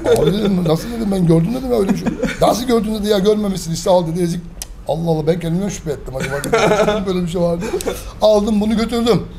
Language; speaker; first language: Turkish; early bilingual, heritage; Turkish